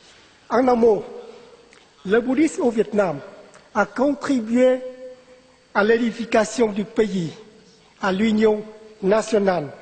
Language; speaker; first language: French; non-native, fluent; Vietnamese